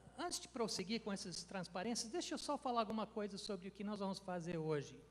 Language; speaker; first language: Portuguese; non-native, fluent; English